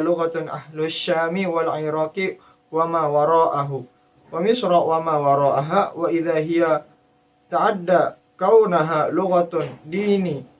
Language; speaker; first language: Arabic; non-native, learner; Indonesian